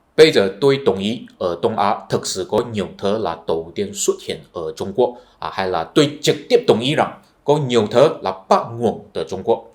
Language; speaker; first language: Vietnamese; non-native, fluent; Chinese